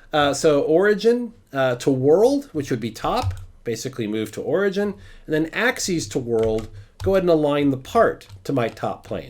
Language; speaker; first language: English; native; English